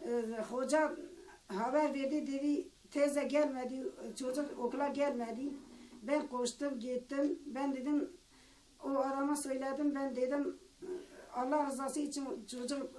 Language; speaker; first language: Turkish; non-native, local second language; Kurdish